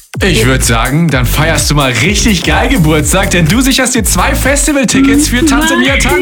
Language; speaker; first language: German; native; German